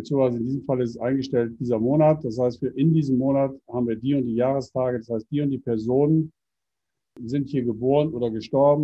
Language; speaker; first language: German; native; German